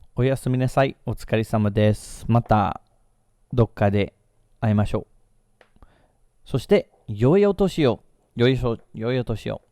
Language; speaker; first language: Japanese; non-native, fluent; English